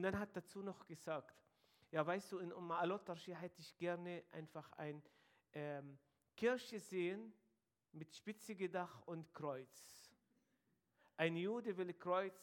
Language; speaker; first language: German; non-native, fluent; Arabic